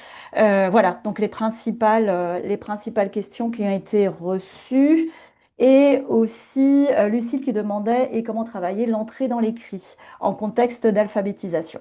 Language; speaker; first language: French; native; French